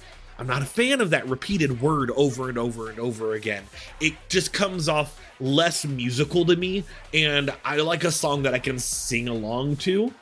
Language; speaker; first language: English; native; English